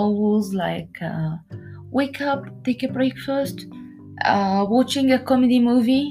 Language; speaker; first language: English; non-native, learner; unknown